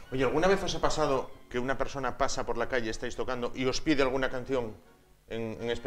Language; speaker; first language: Spanish; native; Spanish